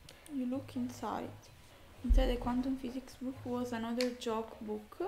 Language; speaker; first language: English; non-native, learner; Italian